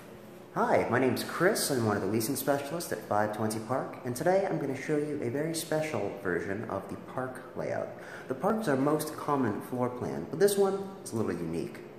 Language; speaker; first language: English; native; English